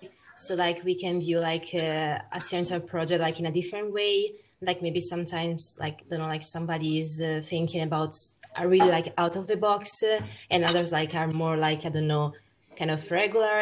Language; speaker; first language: English; non-native, fluent; Italian